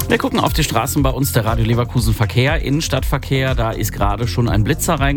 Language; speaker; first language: German; native; German